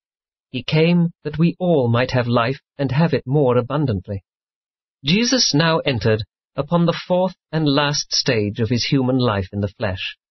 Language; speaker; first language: English; native; English